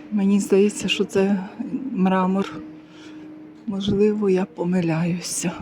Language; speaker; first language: Ukrainian; native; Ukrainian